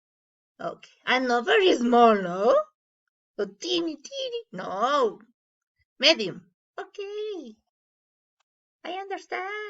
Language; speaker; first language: English; non-native, learner; Spanish